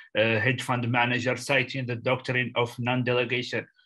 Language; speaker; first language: English; non-native, fluent; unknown